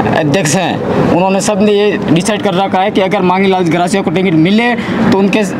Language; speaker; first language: Hindi; native; Hindi